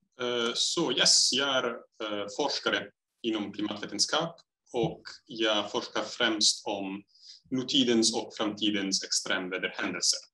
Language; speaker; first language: Swedish; non-native, fluent; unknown